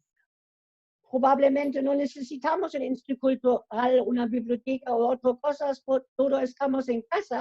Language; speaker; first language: Spanish; non-native, fluent; German